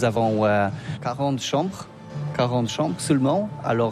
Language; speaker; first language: French; non-native, learner; Polish